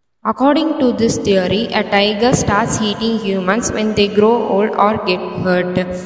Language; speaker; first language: English; non-native, local second language; Tamil